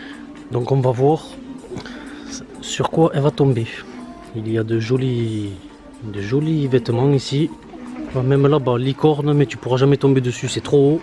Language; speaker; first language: French; native; French